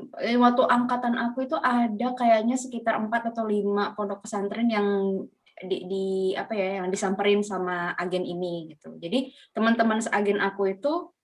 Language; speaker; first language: Indonesian; native; Indonesian